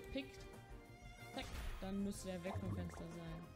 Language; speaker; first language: German; native; German